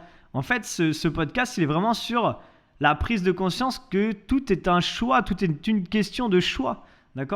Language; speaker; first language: French; native; French